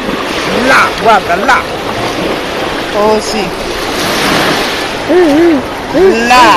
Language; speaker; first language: Italian; native; Italian